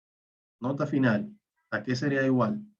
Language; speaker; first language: Spanish; native; Spanish